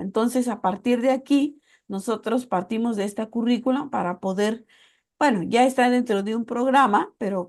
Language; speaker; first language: Spanish; native; Spanish